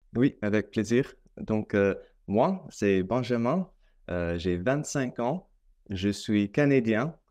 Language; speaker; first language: French; non-native, fluent; English